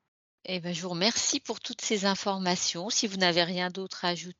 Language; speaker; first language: French; native; French